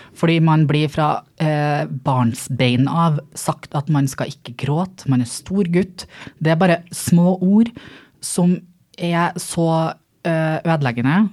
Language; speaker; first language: Norwegian; native; Norwegian